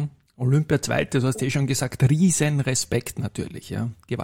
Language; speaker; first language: German; native; German